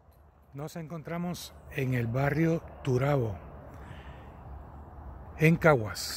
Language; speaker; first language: Spanish; native; Spanish